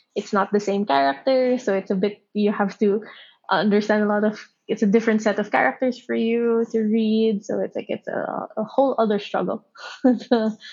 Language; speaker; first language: English; non-native, local second language; Filipino